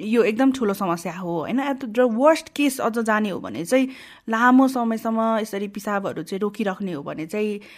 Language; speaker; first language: Nepali; native; Nepali